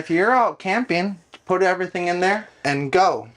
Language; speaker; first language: English; native; English